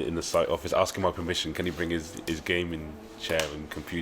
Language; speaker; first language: English; native; English